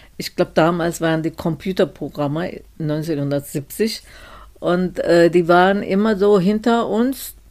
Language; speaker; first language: German; non-native, fluent; Turkish